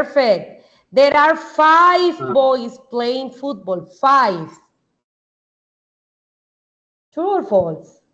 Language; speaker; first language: English; non-native, fluent; Spanish